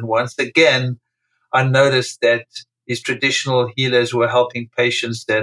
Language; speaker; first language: English; native; English